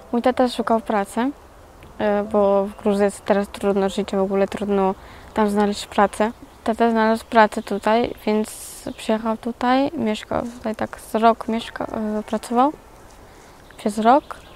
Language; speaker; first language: Polish; early bilingual, other home language; Georgian